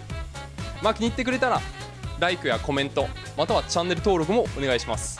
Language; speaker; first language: Japanese; early bilingual, heritage; Japanese